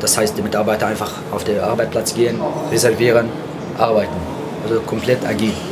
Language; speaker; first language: German; non-native, fluent; Arabic